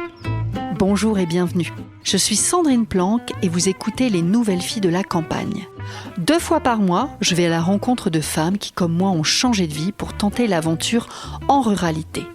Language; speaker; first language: French; native; French